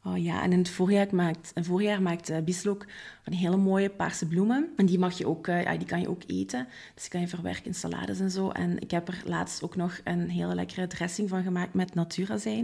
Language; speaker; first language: Dutch; native; Dutch